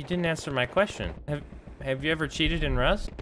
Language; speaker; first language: English; native; English